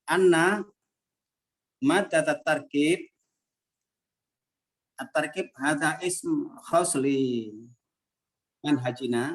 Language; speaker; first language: Arabic; non-native, fluent; Indonesian